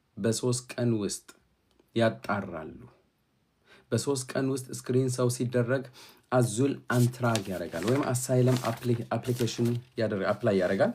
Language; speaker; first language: Amharic; native; Amharic